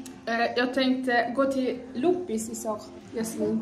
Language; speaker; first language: Swedish; non-native, fluent; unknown